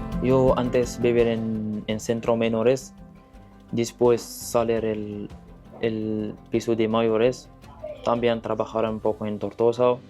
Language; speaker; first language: Spanish; non-native, learner; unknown